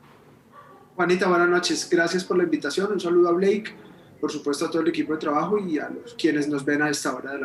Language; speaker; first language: Spanish; native; Spanish